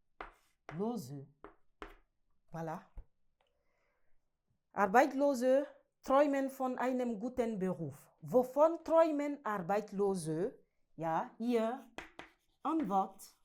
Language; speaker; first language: German; non-native, learner; French